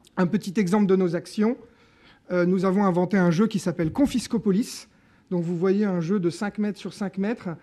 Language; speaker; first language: French; native; French